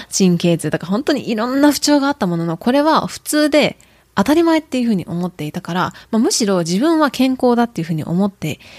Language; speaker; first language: Japanese; native; Japanese